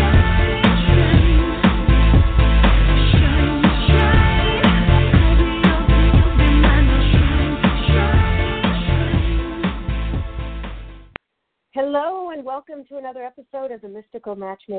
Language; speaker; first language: English; native; English